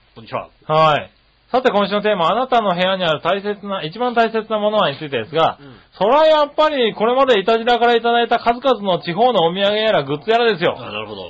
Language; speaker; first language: Japanese; native; Japanese